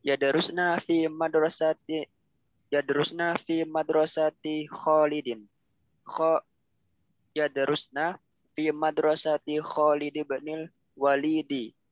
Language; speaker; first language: Arabic; non-native, learner; Indonesian